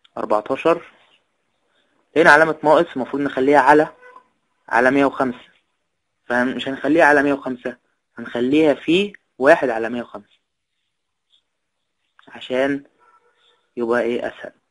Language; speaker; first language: Arabic; native; Arabic